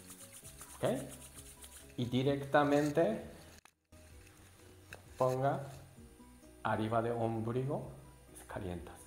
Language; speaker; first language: Spanish; non-native, learner; Japanese